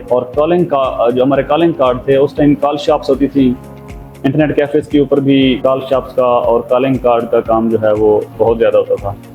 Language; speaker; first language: Urdu; non-native, local second language; Punjabi